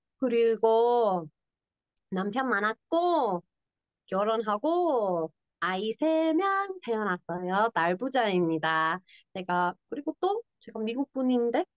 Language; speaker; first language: Korean; non-native, learner; English